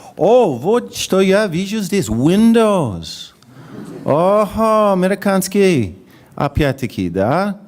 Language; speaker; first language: Russian; non-native, learner; English